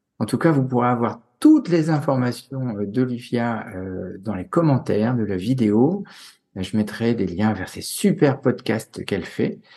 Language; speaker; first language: French; native; French